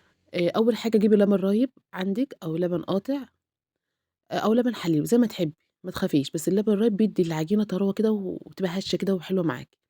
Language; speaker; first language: Arabic; native; Arabic